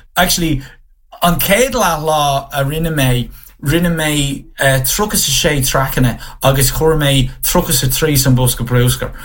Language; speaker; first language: Irish; non-native, local second language; English